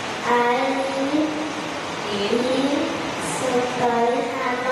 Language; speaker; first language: English; non-native, learner; Vietnamese